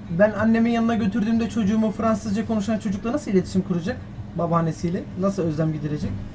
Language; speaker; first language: Turkish; native; Turkish